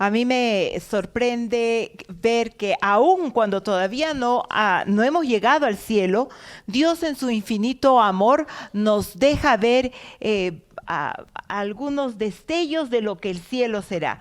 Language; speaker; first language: Spanish; native; Spanish